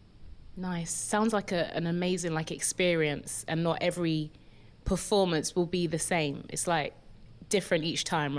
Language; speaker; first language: English; native; English